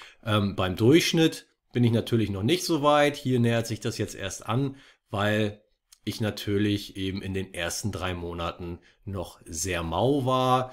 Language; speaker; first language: German; native; German